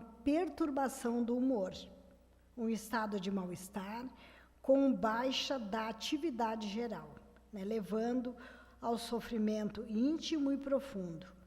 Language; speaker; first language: Portuguese; native; Portuguese